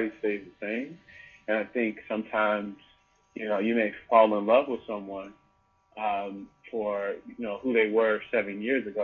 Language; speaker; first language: English; native; English